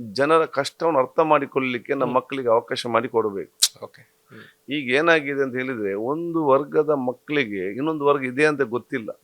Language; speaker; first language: Kannada; non-native, local second language; Badaga